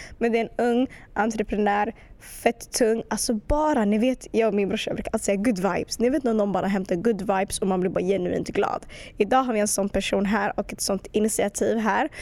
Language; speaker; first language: Swedish; early bilingual, other home language; Arabic